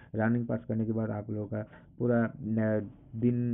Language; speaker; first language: Hindi; non-native, local second language; Assamese